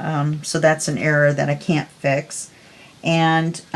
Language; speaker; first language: English; native; English